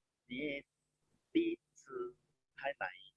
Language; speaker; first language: Chinese; non-native, learner; Indonesian